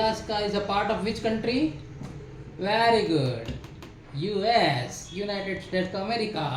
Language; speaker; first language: English; non-native, local second language; Gujarati